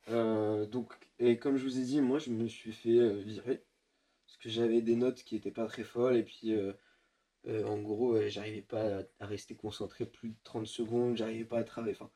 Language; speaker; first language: French; native; French